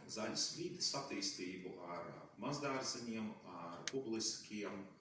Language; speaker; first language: Latvian; non-native, local second language; Russian